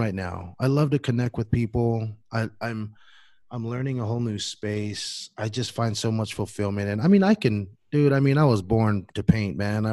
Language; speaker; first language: English; non-native, fluent; Samoan